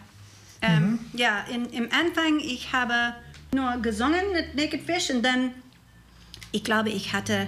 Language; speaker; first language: German; non-native, learner; English